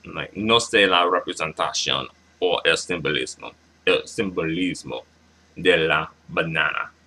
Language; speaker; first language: Spanish; non-native, learner; English